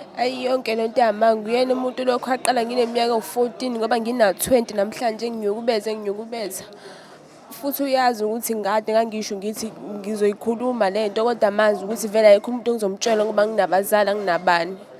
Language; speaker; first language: Zulu; native; Zulu